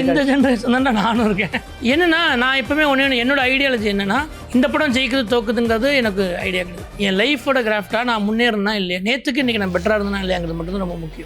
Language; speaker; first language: Tamil; native; Tamil